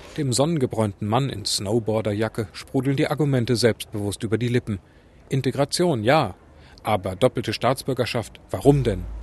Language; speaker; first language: German; native; German